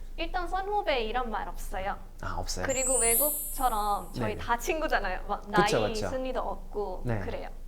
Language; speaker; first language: Korean; non-native, fluent; Malay